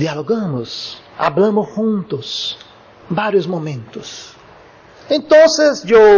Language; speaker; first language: Spanish; non-native, learner; Portuguese